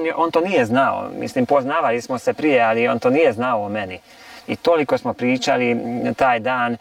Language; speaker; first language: Croatian; early bilingual, heritage; Croatian